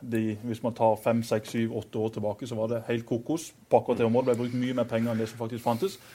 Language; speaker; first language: Norwegian; native; Norwegian